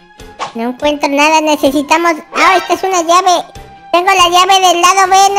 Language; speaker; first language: Spanish; native; Spanish